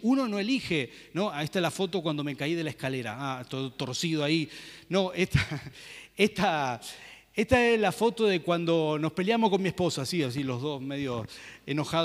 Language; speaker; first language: Spanish; native; Spanish